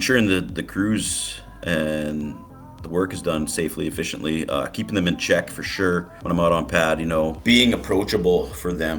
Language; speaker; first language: English; native; English